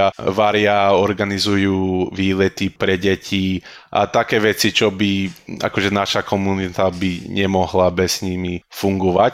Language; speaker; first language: Slovak; early bilingual, heritage; Slovak